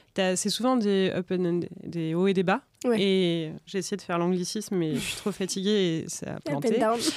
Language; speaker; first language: French; native; French